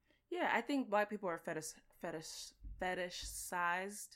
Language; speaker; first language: English; native; English